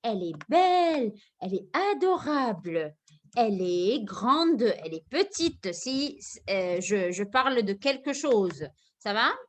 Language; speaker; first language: French; non-native, fluent; Arabic